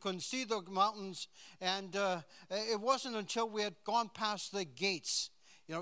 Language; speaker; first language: English; native; English